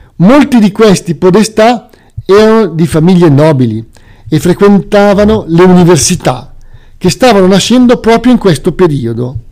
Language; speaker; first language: Italian; native; Italian